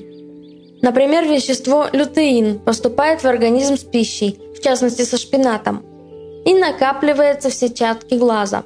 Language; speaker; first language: Russian; native; Russian